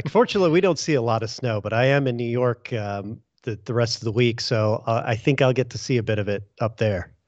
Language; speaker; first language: English; early bilingual, other home language; Hindi